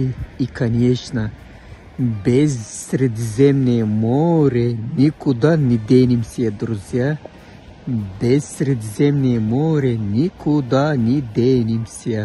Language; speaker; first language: Russian; non-native, fluent; Turkish